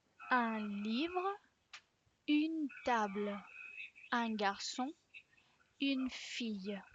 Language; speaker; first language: French; non-native, fluent; Spanish